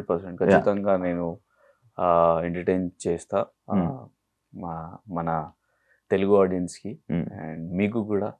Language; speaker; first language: Telugu; non-native, learner; Hindi